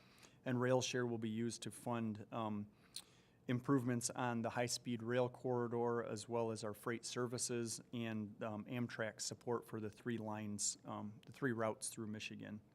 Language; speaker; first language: English; native; English